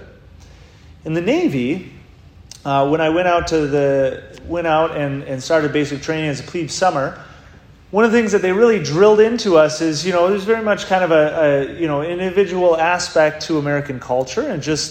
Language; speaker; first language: English; native; English